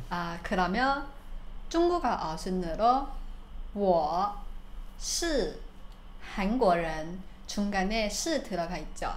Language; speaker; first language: Korean; non-native, fluent; Chinese